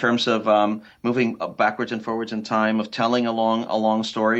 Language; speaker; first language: English; early bilingual, other home language; Spanish